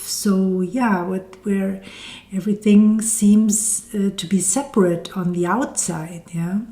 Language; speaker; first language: English; non-native, fluent; German